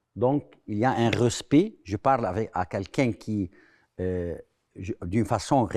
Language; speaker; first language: French; non-native, fluent; Arabic